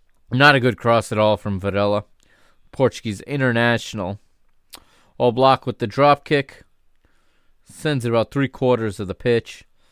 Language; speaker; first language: English; native; English